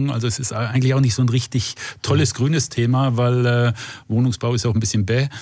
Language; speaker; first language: German; native; German